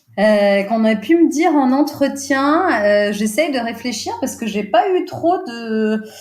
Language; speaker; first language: French; early bilingual, other home language; Portuguese